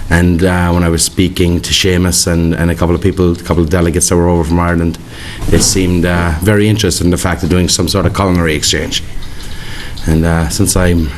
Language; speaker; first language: English; native; English